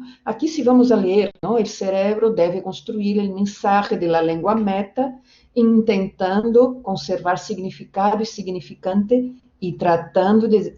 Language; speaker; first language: Spanish; non-native, fluent; Portuguese